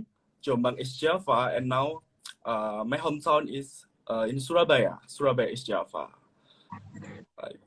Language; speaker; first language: English; non-native, learner; Indonesian